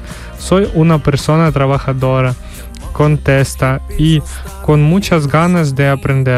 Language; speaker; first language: Spanish; non-native, learner; Ukrainian